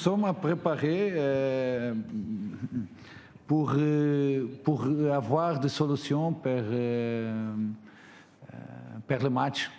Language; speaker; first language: French; non-native, fluent; Portuguese